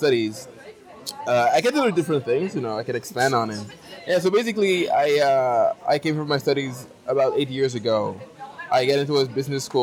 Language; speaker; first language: English; non-native, local second language; French